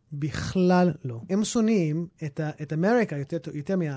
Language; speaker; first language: Hebrew; early bilingual, heritage; English